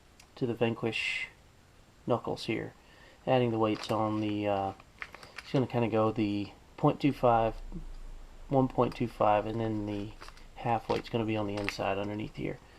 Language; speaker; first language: English; native; English